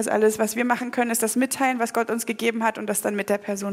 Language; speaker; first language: German; native; German